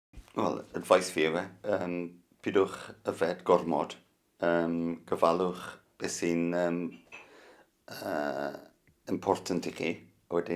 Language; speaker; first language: Welsh; non-native, learner; English